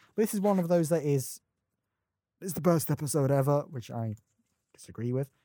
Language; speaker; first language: English; native; English